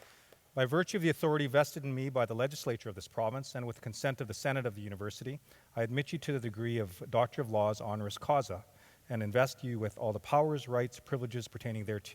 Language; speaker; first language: English; native; English